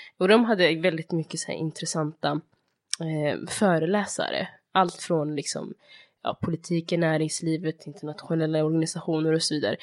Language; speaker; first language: Swedish; early bilingual, other home language; Somali